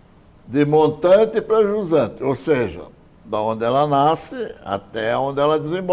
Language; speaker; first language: Portuguese; native; Portuguese